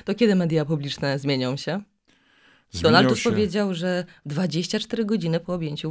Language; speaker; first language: Polish; native; Polish